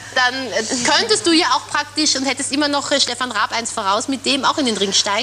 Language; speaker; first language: German; native; German